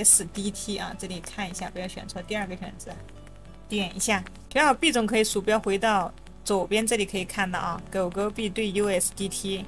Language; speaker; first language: Chinese; native; Chinese